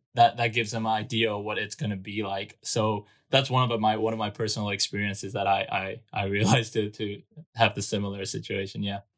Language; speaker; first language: English; non-native, fluent; Burmese